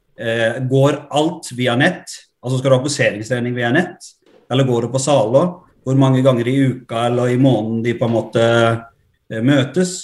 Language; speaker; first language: Norwegian; native; Norwegian